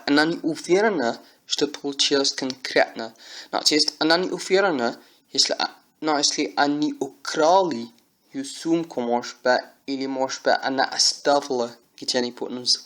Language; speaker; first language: Russian; non-native, learner; English